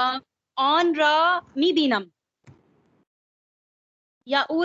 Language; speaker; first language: Persian; non-native, learner; Urdu